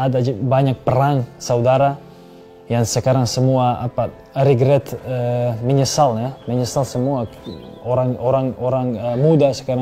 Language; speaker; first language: Indonesian; non-native, fluent; Serbian